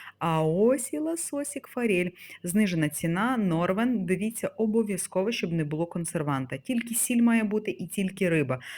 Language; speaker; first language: Ukrainian; non-native, local second language; Russian